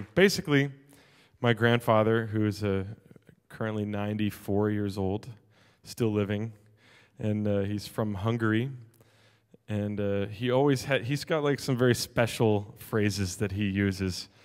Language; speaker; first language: English; native; English